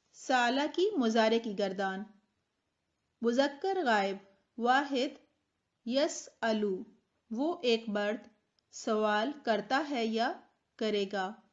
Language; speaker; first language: Urdu; native; Urdu